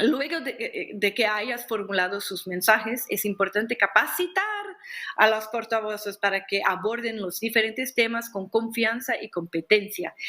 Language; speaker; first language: Spanish; non-native, fluent; English